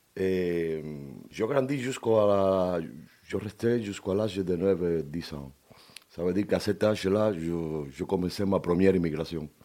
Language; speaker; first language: French; non-native, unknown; Spanish